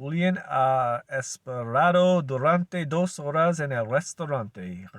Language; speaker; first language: Spanish; non-native, learner; English